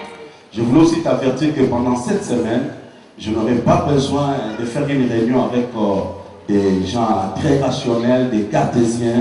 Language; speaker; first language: French; non-native, local second language; Lingala